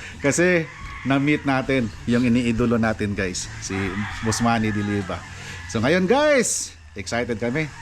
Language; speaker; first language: Filipino; native; Filipino